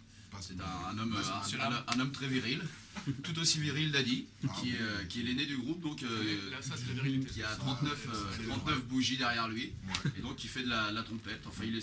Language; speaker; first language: French; native; French